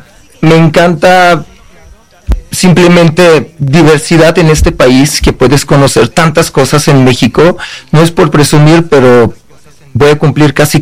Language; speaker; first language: Spanish; non-native, fluent; Uzbek